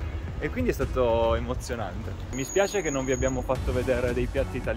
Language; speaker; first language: Italian; native; Italian